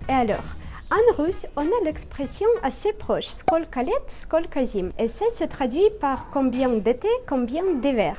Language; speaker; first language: French; non-native, fluent; Russian